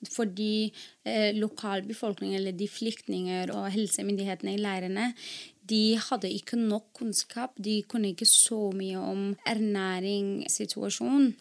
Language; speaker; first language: Norwegian; non-native, fluent; Arabic